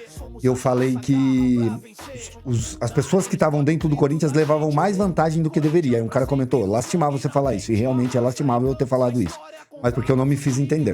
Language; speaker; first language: Portuguese; native; Portuguese